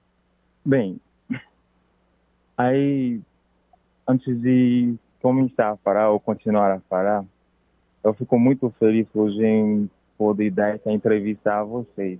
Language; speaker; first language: Portuguese; non-native, fluent; Haitian Creole